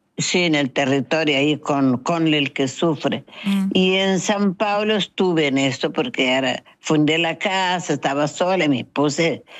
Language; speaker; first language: Spanish; non-native, fluent; Kabuverdianu